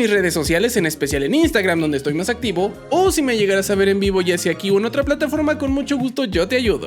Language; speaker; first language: Spanish; native; Spanish